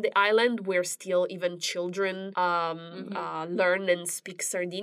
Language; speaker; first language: English; non-native, fluent; Italian